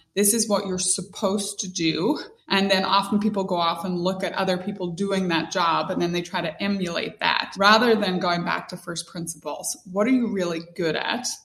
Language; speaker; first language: English; native; English